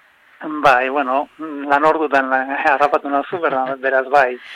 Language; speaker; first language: Basque; native; Basque